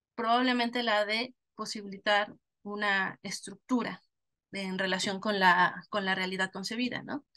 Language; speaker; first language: Spanish; native; Spanish